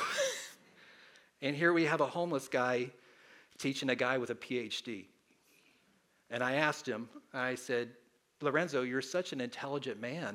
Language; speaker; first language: English; native; English